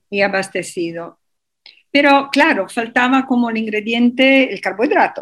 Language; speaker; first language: Spanish; non-native, fluent; Italian